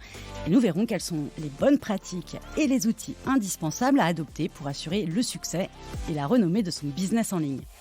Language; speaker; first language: French; native; French